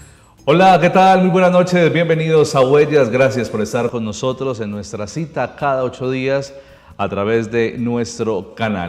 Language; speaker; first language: Spanish; native; Spanish